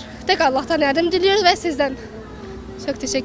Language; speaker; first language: Turkish; early bilingual, other home language; Arabic